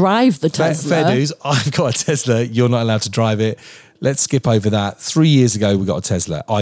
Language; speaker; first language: English; native; English